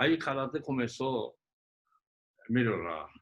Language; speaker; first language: Portuguese; early bilingual, other home language; Japanese